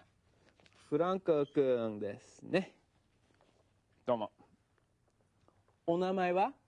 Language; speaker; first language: Japanese; non-native, fluent; English